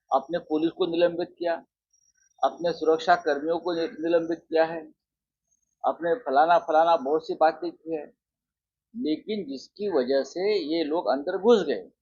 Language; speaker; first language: Hindi; non-native, local second language; Marathi